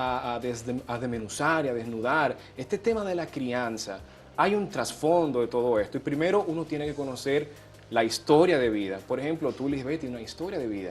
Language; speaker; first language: Spanish; native; Spanish